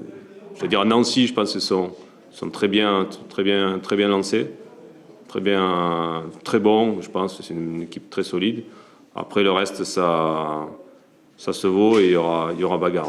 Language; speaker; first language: French; native; French